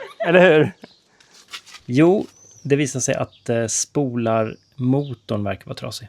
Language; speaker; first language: Swedish; native; Swedish